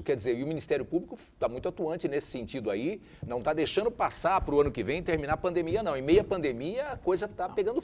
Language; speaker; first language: Portuguese; native; Portuguese